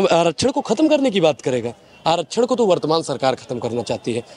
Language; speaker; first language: Hindi; native; Hindi